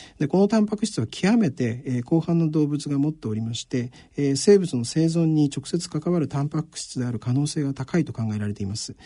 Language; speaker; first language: Japanese; native; Japanese